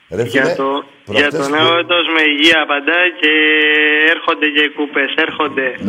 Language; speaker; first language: Greek; native; Greek